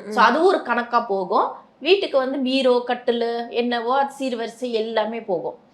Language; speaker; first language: Tamil; native; Tamil